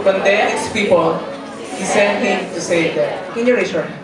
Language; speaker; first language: English; non-native, local second language; Filipino